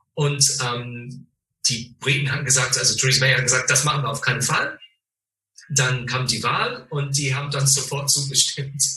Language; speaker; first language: German; non-native, fluent; English